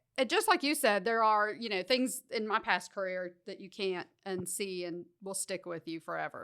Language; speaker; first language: English; native; English